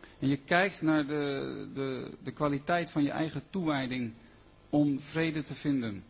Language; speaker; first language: Dutch; native; Dutch